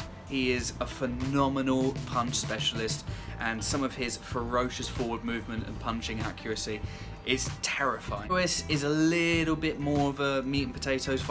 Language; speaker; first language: English; native; English